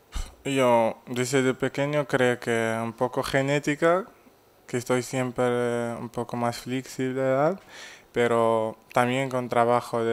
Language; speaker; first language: Spanish; non-native, fluent; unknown